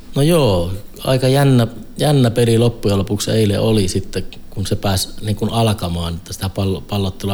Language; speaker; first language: Finnish; native; Finnish